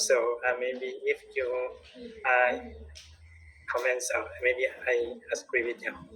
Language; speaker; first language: English; non-native, learner; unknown